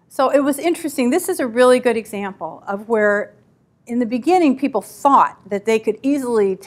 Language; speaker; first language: English; native; English